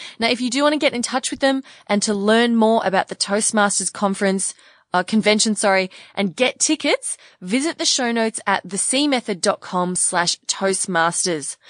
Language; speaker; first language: English; native; English